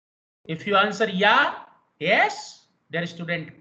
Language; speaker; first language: German; non-native, fluent; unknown